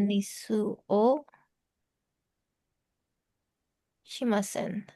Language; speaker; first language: Japanese; non-native, learner; Indonesian